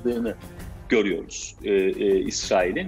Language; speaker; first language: Turkish; native; Turkish